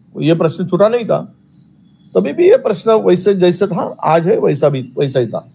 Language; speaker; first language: Hindi; non-native, local second language; Marathi